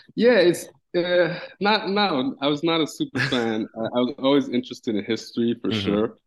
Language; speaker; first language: English; native; English